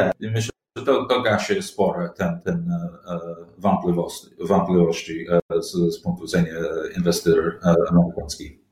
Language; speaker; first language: Polish; non-native, learner; English